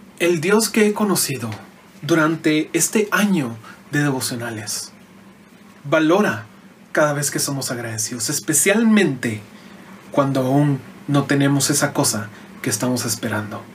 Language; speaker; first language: Spanish; native; Spanish